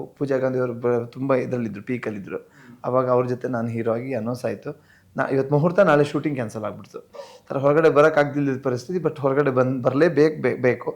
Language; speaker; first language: Kannada; native; Kannada